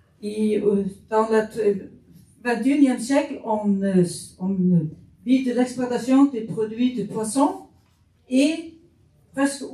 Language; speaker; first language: French; non-native, fluent; Faroese